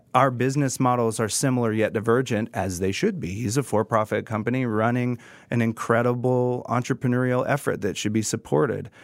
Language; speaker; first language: English; native; English